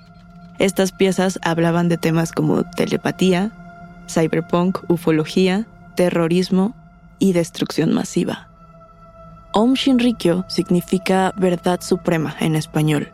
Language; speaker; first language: Spanish; native; Spanish